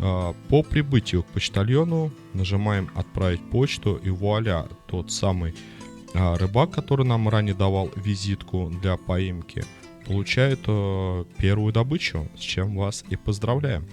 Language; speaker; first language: Russian; native; Russian